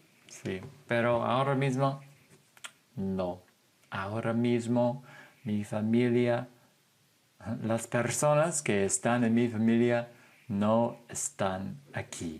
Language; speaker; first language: Spanish; non-native, fluent; English